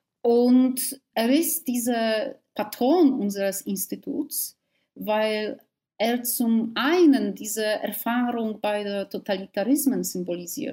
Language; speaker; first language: German; non-native, fluent; Polish